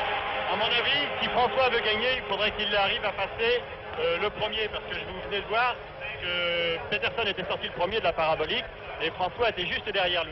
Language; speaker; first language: French; native; French